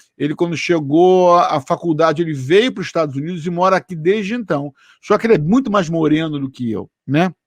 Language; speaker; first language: Portuguese; native; Portuguese